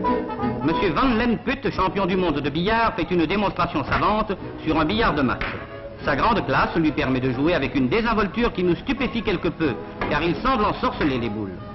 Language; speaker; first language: French; native; French